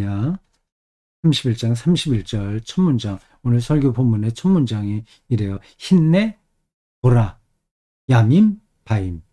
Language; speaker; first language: Korean; native; Korean